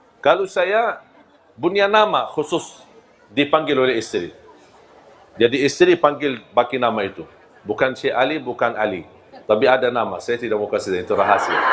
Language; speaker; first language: Malay; non-native, fluent; Arabic